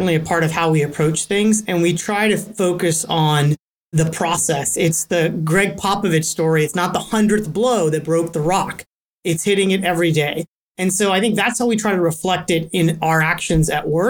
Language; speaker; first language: English; native; English